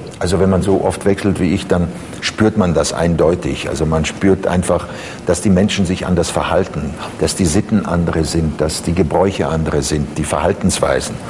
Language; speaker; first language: German; early bilingual, other home language; Croatian